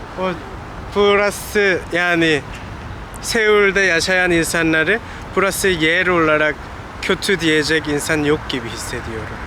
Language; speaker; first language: Turkish; non-native, learner; Korean